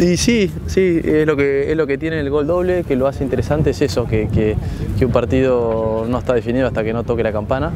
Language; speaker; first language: Spanish; native; Spanish